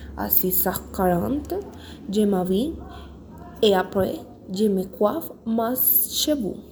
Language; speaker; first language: French; non-native, learner; Spanish